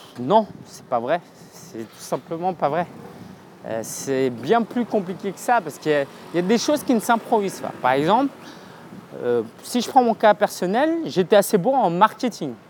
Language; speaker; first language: French; native; French